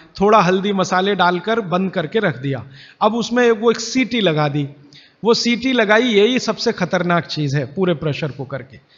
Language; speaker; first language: Hindi; native; Hindi